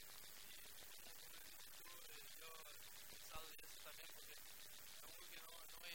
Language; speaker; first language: Spanish; non-native, learner; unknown